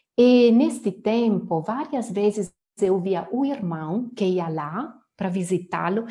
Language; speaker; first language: Portuguese; non-native, fluent; Italian